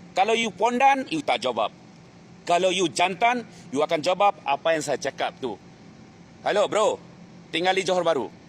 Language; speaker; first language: Malay; non-native, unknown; Bangla